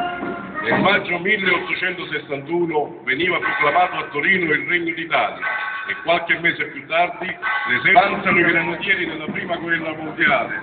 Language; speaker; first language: Italian; native; Italian